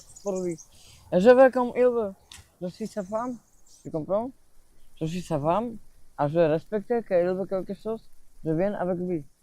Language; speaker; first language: French; non-native, learner; Slovak